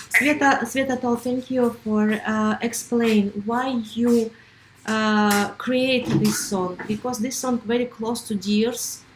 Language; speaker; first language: English; non-native, learner; Russian